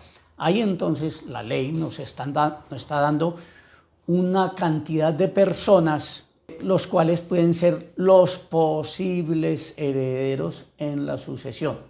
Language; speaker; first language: Spanish; native; Spanish